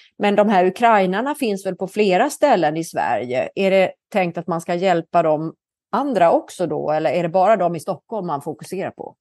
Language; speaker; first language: Swedish; native; Swedish